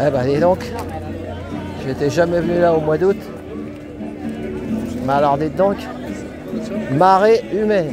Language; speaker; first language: French; native; French